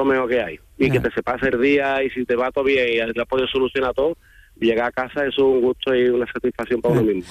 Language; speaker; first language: Spanish; native; Spanish